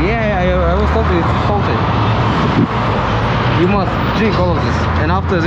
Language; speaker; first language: English; non-native, learner; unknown